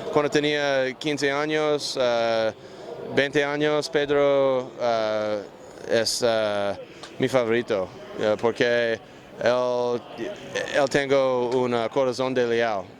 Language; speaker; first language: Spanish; non-native, learner; English